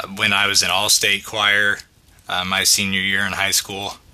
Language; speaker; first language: English; native; English